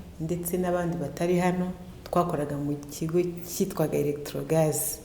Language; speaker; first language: Kinyarwanda; native; Kinyarwanda